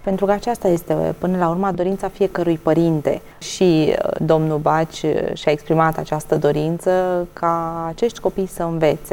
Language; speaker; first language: Romanian; native; Romanian